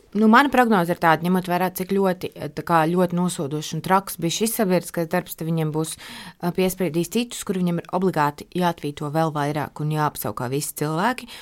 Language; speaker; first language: Latvian; native; Latvian